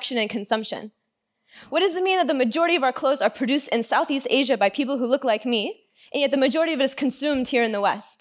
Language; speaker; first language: English; native; English